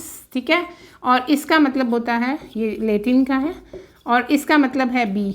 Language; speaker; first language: Hindi; native; Hindi